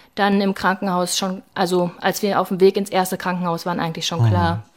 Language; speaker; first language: German; native; German